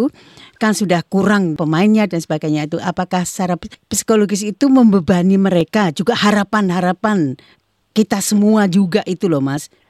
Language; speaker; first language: Indonesian; native; Indonesian